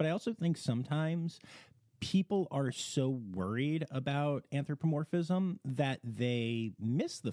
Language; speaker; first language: English; native; English